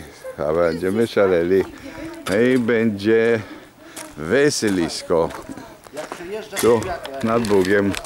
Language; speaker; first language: Polish; native; Polish